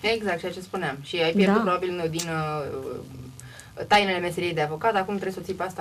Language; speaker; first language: Romanian; native; Romanian